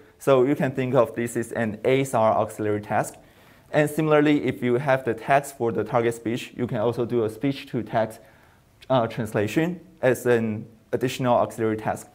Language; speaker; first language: English; non-native, fluent; Chinese